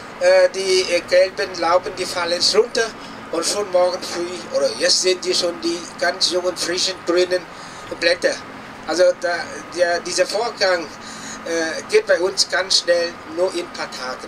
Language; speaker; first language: German; non-native, fluent; Vietnamese